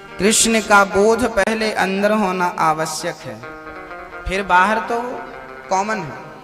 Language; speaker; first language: Hindi; native; Hindi